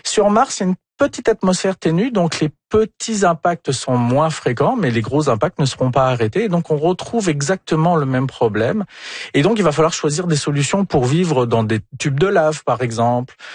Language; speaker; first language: French; native; French